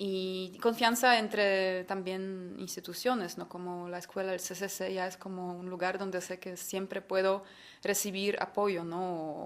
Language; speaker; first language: Spanish; non-native, fluent; Polish